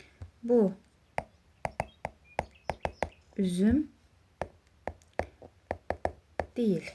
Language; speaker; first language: Turkish; non-native, fluent; Uzbek